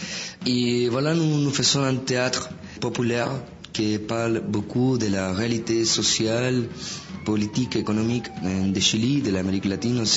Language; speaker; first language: French; non-native, fluent; Spanish